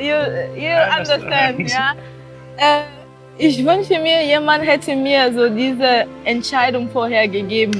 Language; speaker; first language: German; non-native, fluent; Portuguese